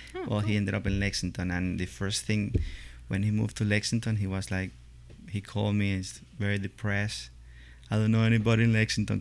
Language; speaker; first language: English; non-native, fluent; Spanish